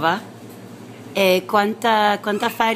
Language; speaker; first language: Italian; non-native, learner; English